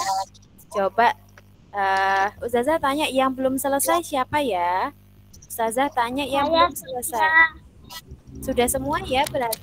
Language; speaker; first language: Indonesian; native; Indonesian